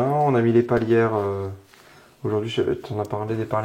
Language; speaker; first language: French; native; French